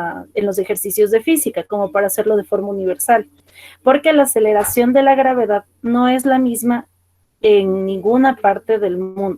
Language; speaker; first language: Spanish; native; Spanish